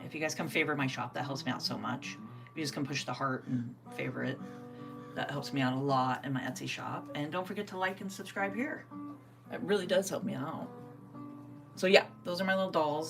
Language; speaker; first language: English; native; English